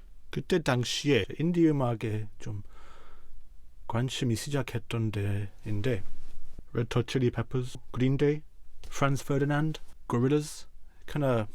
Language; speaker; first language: Korean; non-native, fluent; English